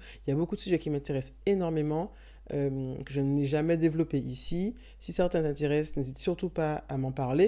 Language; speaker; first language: French; native; French